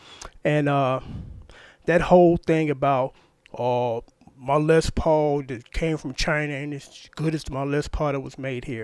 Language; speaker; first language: English; native; English